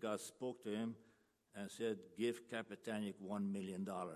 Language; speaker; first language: English; early bilingual, other home language; Ukrainian